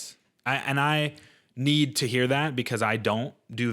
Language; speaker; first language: English; native; English